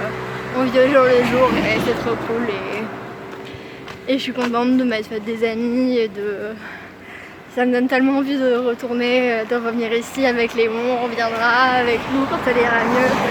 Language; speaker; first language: French; native; French